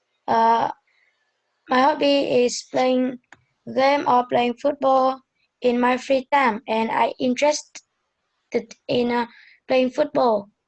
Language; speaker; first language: English; non-native, learner; Vietnamese